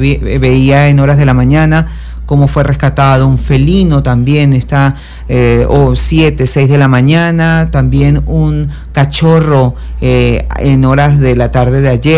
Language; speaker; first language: Spanish; native; Spanish